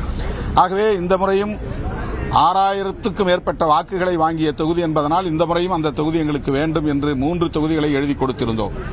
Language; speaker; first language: Tamil; native; Tamil